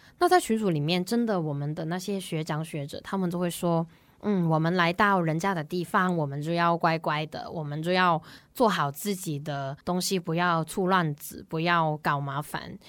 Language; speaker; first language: Chinese; non-native, local second language; Cantonese